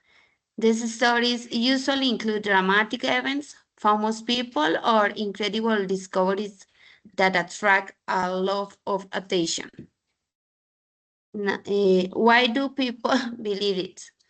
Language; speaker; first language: English; non-native, learner; Spanish